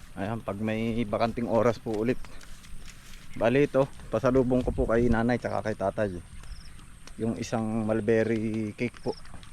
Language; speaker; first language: Filipino; native; Filipino